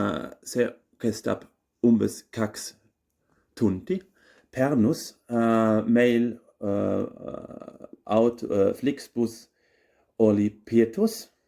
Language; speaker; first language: Estonian; non-native, learner; German